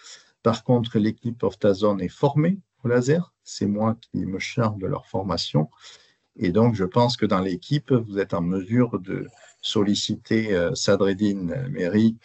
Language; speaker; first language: French; native; French